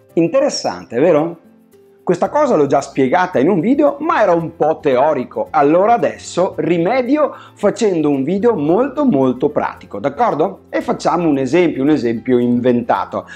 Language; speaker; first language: Italian; native; Italian